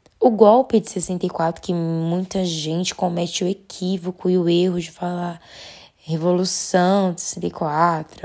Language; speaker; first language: Portuguese; native; Portuguese